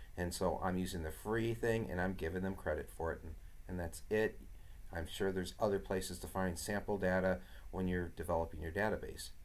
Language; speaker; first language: English; native; English